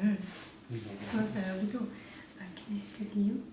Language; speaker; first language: Korean; non-native, learner; German